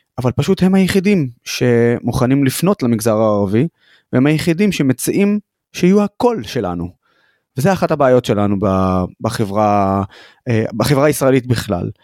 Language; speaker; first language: Hebrew; non-native, local second language; Arabic